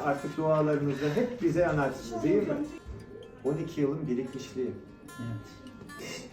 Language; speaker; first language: Turkish; native; Turkish